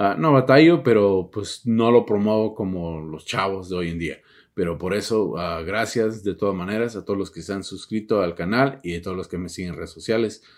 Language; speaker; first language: Spanish; early bilingual, heritage; Spanish